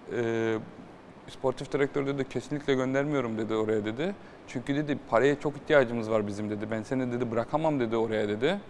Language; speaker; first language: Turkish; early bilingual, heritage; Turkish